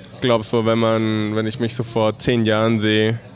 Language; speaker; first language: German; non-native, fluent; Spanish